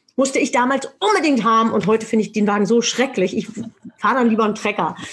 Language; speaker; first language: German; native; German